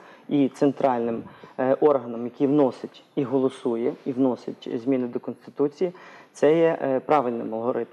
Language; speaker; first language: Ukrainian; native; Ukrainian